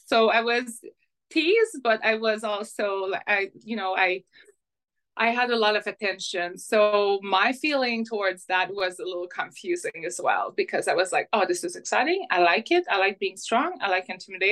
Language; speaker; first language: English; non-native, fluent; French